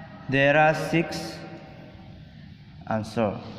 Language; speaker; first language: English; non-native, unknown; Indonesian